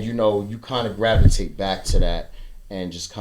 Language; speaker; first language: English; native; English